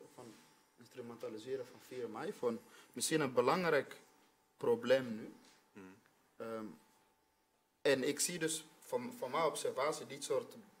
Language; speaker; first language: Dutch; non-native, fluent; Swahili